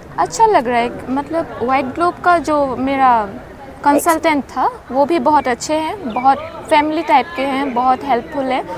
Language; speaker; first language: Hindi; non-native, local second language; Assamese